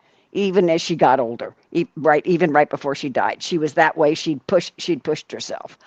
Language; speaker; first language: English; native; English